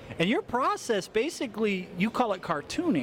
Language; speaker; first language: English; native; English